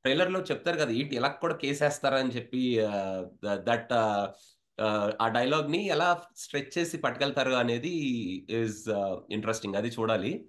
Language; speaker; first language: Telugu; native; Telugu